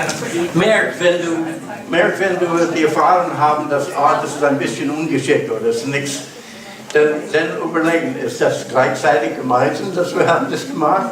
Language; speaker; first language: German; non-native, learner; English